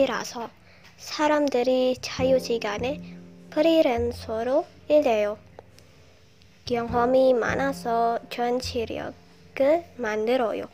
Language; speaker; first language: Korean; non-native, learner; Indonesian